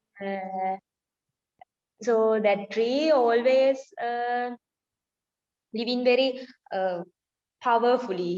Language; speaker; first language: English; non-native, learner; Sinhala